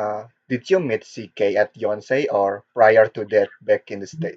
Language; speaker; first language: English; non-native, learner; Korean